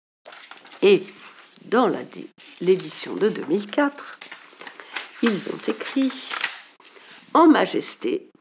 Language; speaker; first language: French; native; French